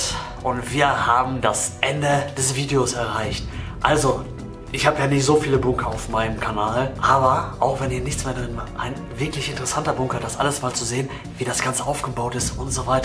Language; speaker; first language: German; native; German